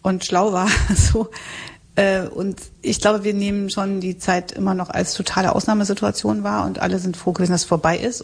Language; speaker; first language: German; native; German